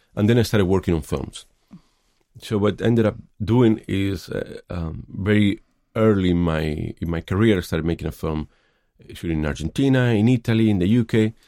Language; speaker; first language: English; non-native, fluent; Spanish